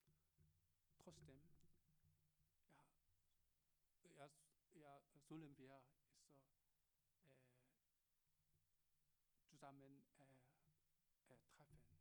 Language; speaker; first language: German; non-native, learner; Korean